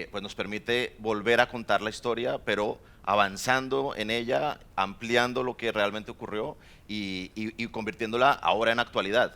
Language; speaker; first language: Spanish; native; Spanish